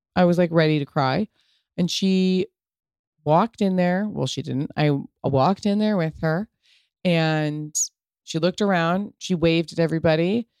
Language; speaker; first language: English; early bilingual, other home language; Italian